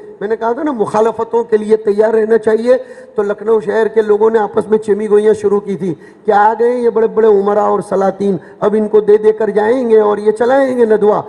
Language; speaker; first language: Urdu; native; Urdu